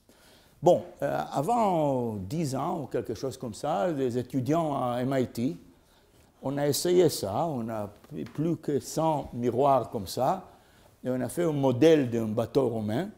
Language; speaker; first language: French; non-native, learner; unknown